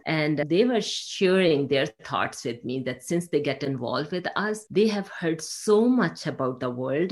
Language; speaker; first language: English; non-native, local second language; Urdu